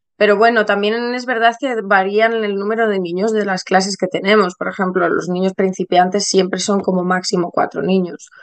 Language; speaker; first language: Spanish; native; Spanish